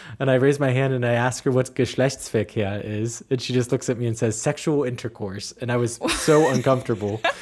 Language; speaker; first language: English; native; English